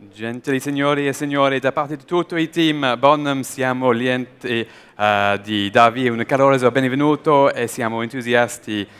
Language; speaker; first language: Italian; non-native, learner; English